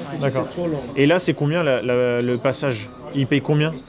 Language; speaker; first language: French; native; French